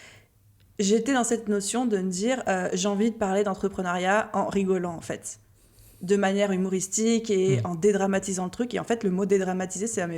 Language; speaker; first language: French; native; French